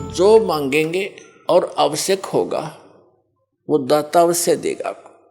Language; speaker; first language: Hindi; native; Hindi